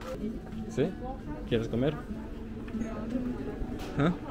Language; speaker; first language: Spanish; non-native, learner; English